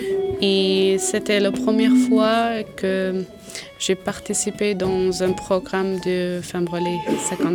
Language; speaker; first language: French; non-native, learner; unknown